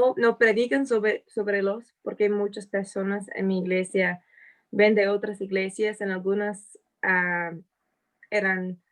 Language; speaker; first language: Spanish; non-native, fluent; English